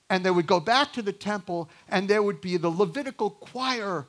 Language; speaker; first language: English; native; English